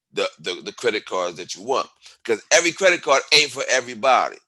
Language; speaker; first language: English; native; English